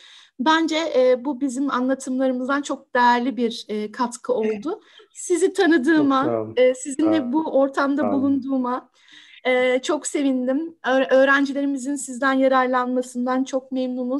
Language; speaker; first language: Turkish; native; Turkish